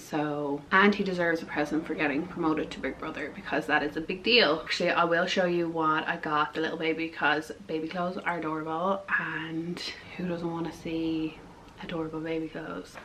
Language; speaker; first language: English; native; English